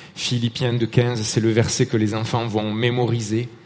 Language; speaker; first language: French; native; French